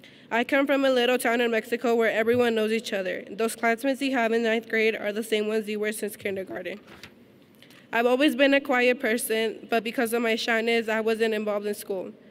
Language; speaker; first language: English; non-native, fluent; Spanish